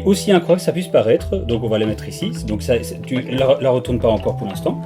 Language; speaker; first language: French; native; French